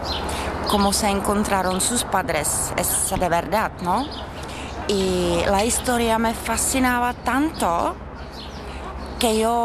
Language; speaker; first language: Spanish; non-native, fluent; Czech